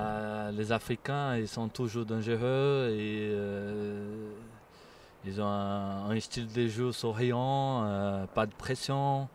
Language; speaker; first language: French; non-native, fluent; Portuguese